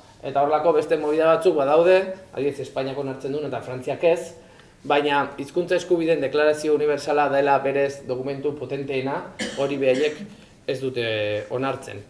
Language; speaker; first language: Basque; native; Basque